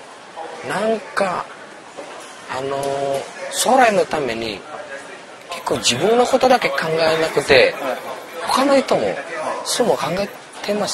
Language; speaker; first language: Japanese; non-native, learner; Indonesian